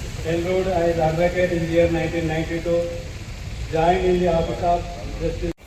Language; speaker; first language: English; non-native, local second language; Telugu